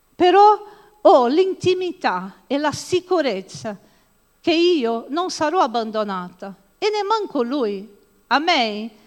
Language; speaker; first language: Italian; non-native, fluent; Portuguese